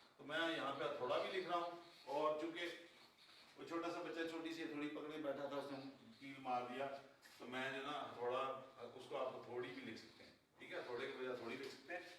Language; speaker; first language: Urdu; non-native, local second language; Punjabi